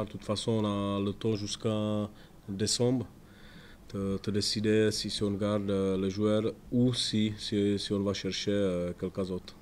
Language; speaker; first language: French; non-native, fluent; Czech